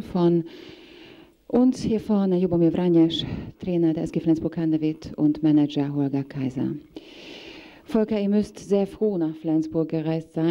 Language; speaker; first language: German; native; German